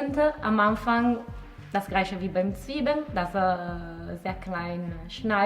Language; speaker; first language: German; non-native, fluent; Italian